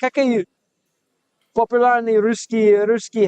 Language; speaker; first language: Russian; non-native, learner; English